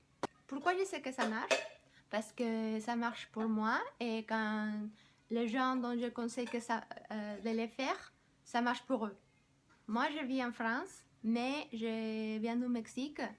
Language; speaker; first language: French; non-native, fluent; Spanish